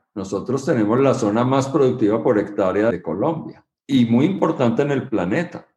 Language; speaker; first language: Spanish; native; Spanish